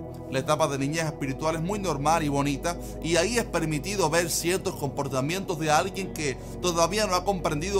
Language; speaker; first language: Spanish; native; Spanish